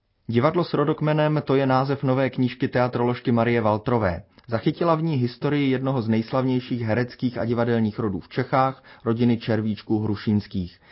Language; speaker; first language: Czech; native; Czech